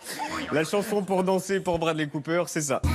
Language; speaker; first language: French; native; French